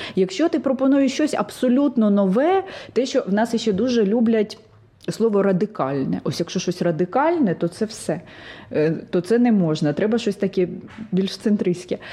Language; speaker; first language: Ukrainian; non-native, local second language; Russian